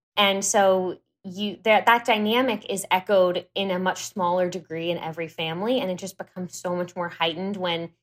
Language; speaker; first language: English; native; English